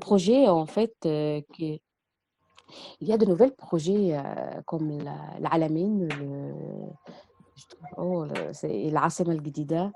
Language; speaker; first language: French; non-native, learner; Arabic